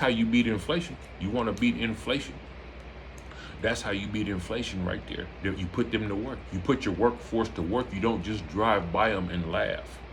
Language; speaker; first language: English; native; English